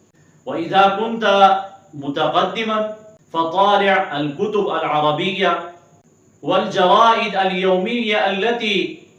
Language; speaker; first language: Arabic; non-native, fluent; Urdu